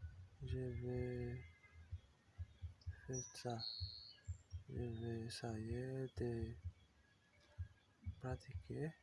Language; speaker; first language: French; non-native, learner; Portuguese